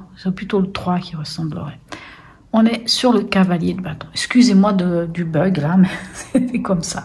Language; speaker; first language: French; native; French